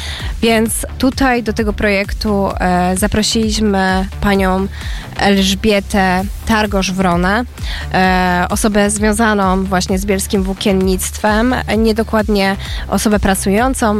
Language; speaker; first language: Polish; native; Polish